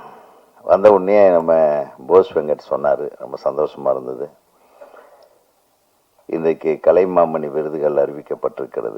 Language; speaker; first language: Tamil; native; Tamil